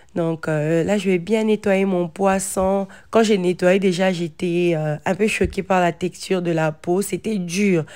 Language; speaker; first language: French; non-native, local second language; Lingala